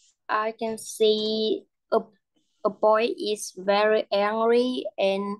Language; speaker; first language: English; non-native, learner; Vietnamese